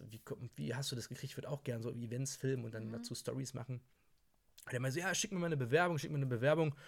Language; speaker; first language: German; native; German